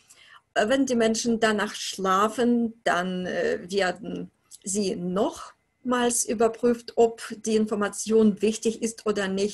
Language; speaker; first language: German; non-native, fluent; Russian